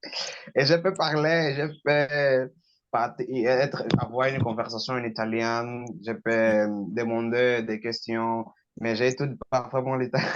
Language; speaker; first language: French; non-native, learner; Portuguese